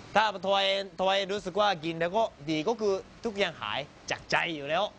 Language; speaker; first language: Thai; non-native, fluent; Japanese